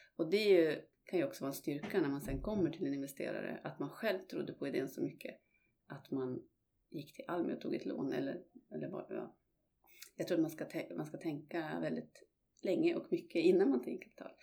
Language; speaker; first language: Swedish; native; Swedish